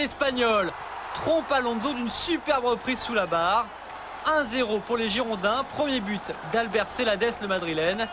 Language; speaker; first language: French; native; French